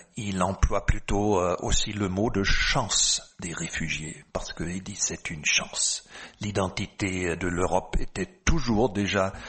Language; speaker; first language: French; non-native, fluent; German